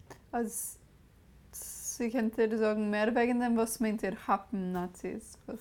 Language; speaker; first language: German; non-native, fluent; English